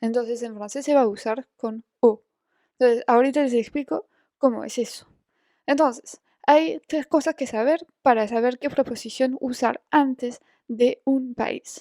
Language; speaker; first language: Spanish; non-native, fluent; French